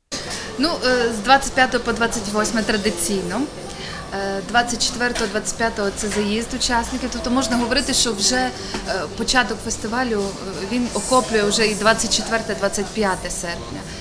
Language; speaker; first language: Ukrainian; native; Ukrainian